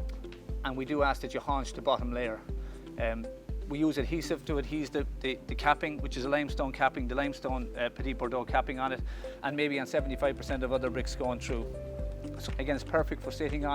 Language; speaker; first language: English; native; English